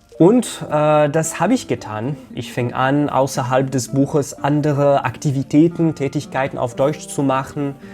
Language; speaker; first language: German; non-native, fluent; Arabic